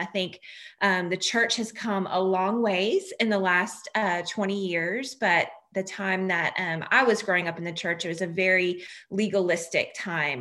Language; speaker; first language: English; native; English